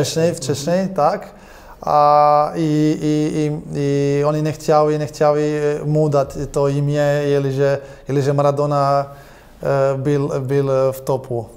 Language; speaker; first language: Polish; non-native, learner; Croatian